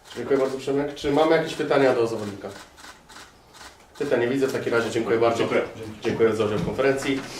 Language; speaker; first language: Polish; native; Polish